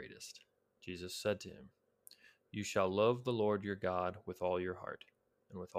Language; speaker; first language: English; native; English